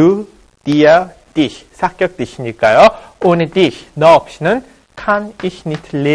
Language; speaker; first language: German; non-native, fluent; Korean